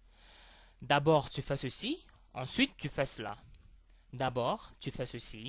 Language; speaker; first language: French; non-native, fluent; English